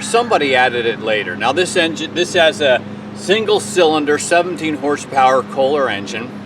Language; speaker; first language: English; native; English